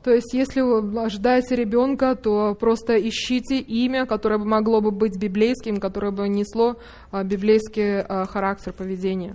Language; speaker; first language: Russian; native; Russian